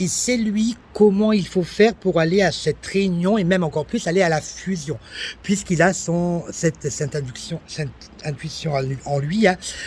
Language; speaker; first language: French; native; French